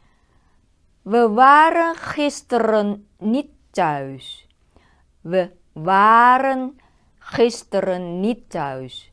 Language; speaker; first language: Dutch; non-native, learner; Thai